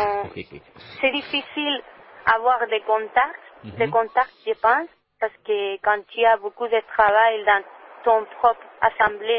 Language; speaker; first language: French; non-native, learner; Spanish